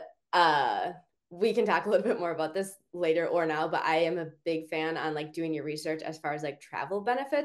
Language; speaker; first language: English; native; English